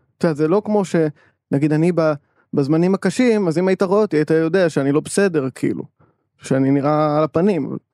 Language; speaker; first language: Hebrew; native; Hebrew